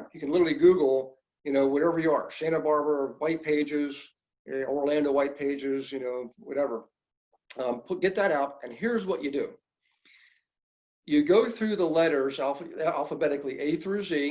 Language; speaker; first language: English; native; English